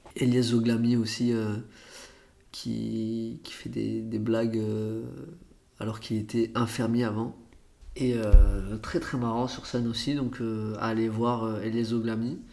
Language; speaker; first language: French; early bilingual, other home language; Portuguese